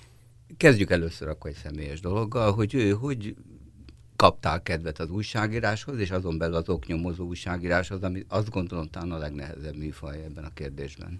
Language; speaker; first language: Hungarian; native; Hungarian